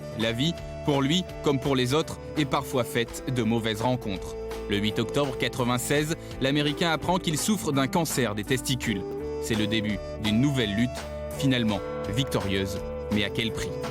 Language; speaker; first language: French; native; French